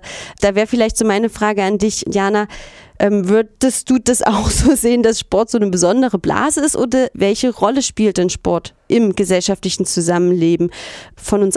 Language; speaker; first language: German; native; German